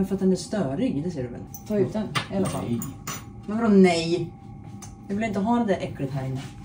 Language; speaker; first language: Swedish; native; Swedish